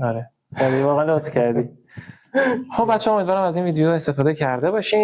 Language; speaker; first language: Persian; native; Persian